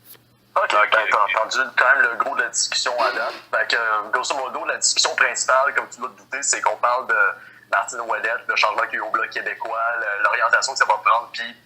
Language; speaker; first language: French; native; French